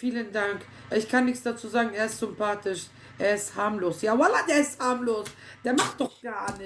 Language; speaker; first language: German; native; German